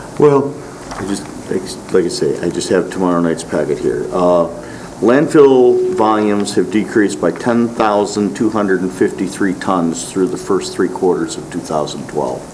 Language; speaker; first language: English; native; English